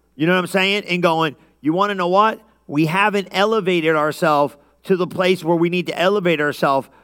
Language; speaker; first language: English; native; English